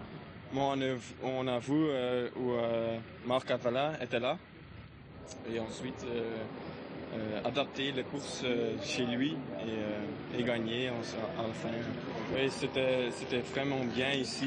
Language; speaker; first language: French; non-native, learner; Dutch